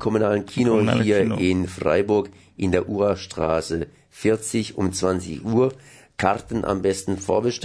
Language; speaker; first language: German; native; German